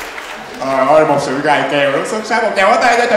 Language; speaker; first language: Vietnamese; native; Vietnamese